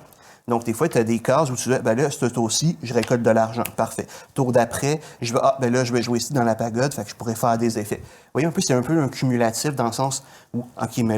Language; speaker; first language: French; native; French